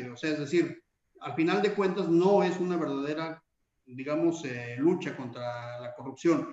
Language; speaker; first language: Spanish; native; Spanish